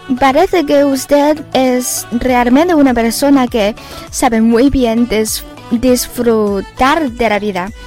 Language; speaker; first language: Spanish; non-native, fluent; Chinese